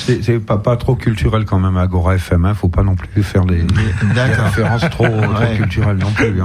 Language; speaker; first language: French; native; French